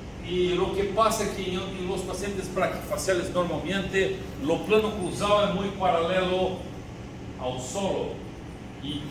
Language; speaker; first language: Spanish; non-native, learner; Portuguese